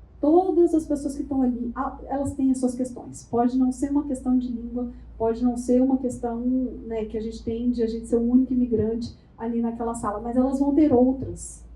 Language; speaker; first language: Portuguese; native; Portuguese